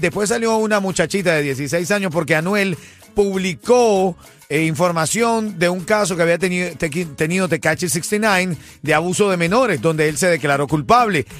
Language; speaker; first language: Spanish; native; Spanish